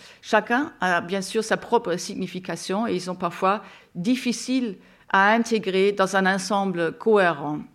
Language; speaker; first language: French; non-native, fluent; German